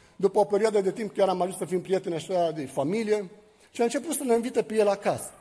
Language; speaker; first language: Romanian; non-native, fluent; Arabic